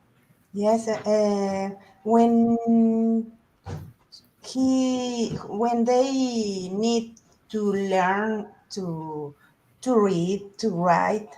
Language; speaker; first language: English; non-native, learner; Spanish